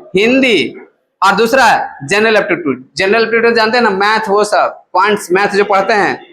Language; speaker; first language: Hindi; native; Hindi